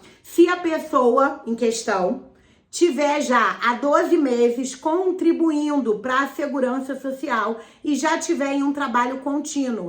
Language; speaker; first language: Portuguese; native; Portuguese